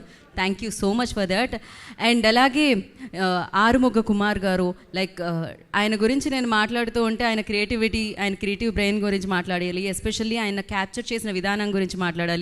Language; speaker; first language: Telugu; native; Telugu